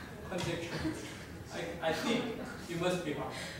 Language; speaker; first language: English; non-native, fluent; Korean